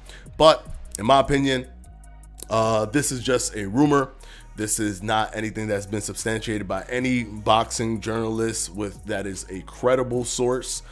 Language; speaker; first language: English; native; English